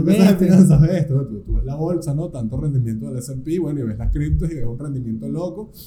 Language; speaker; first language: Spanish; native; Spanish